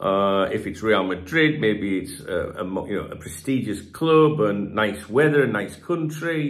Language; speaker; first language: English; native; English